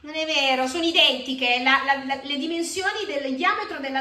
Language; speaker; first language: Italian; native; Italian